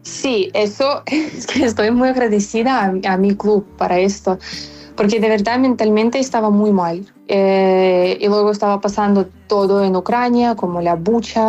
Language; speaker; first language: Spanish; non-native, fluent; Ukrainian